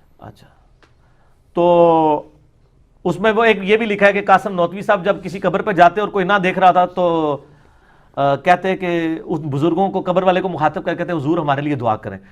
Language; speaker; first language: Urdu; non-native, local second language; Punjabi